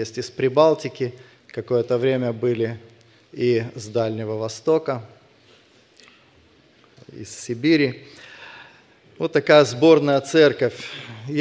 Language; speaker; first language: Russian; native; Russian